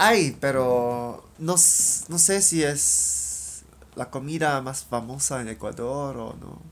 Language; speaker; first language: Spanish; non-native, learner; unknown